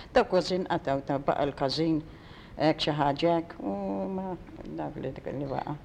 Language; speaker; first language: Maltese; native; Maltese